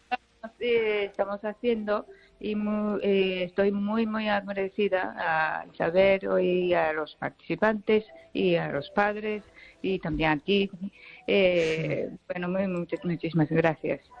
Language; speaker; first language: Spanish; non-native, learner; Japanese